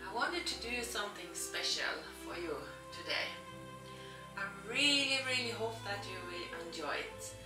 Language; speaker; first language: English; non-native, learner; Norwegian